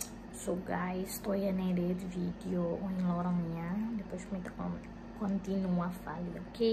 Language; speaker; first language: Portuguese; non-native, local second language; Tetum